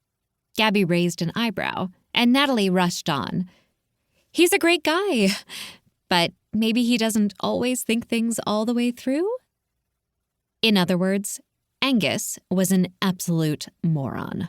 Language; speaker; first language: English; native; English